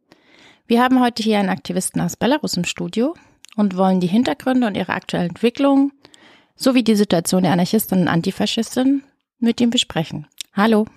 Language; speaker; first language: German; native; German